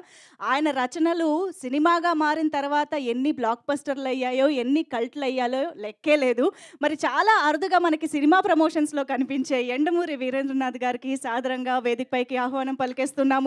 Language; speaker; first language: Telugu; native; Telugu